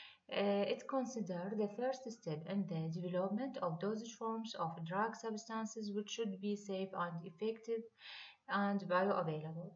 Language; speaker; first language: English; non-native, fluent; Arabic